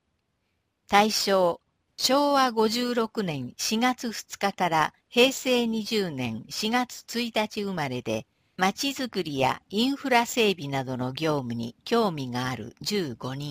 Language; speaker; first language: Japanese; native; Japanese